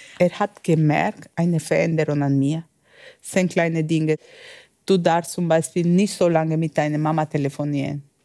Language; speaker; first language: German; non-native, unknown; Spanish